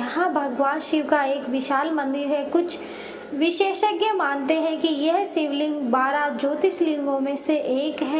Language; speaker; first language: Hindi; native; Hindi